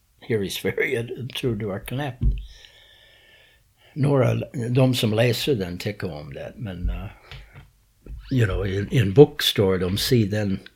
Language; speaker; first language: Swedish; non-native, fluent; English